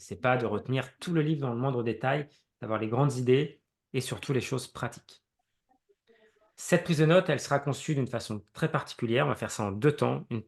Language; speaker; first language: French; native; French